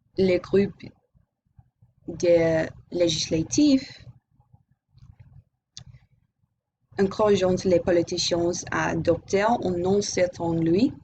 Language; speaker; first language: French; non-native, learner; English